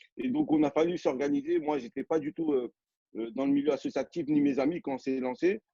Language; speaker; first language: French; native; French